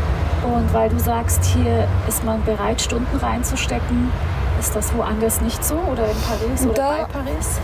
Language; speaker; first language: German; native; German